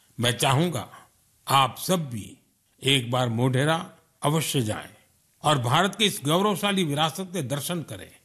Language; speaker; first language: Hindi; non-native, local second language; Gujarati